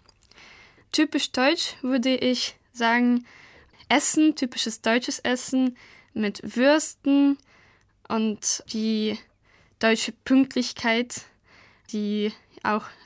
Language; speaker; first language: German; non-native, fluent; Russian